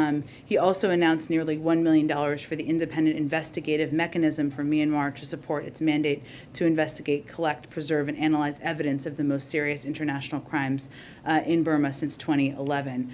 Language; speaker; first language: English; native; English